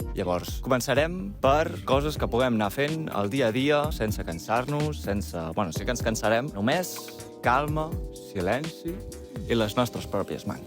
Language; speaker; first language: Catalan; native; Catalan